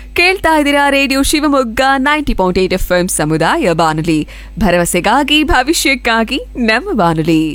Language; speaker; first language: Kannada; native; Kannada